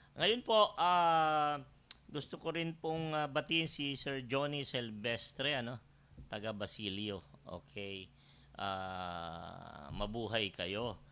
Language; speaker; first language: Filipino; native; Filipino